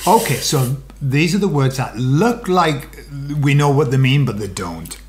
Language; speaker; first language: English; native; English